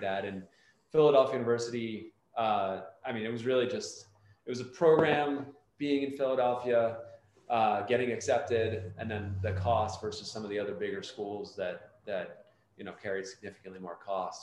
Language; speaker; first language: English; native; English